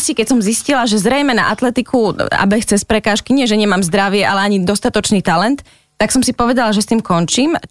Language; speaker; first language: Slovak; native; Slovak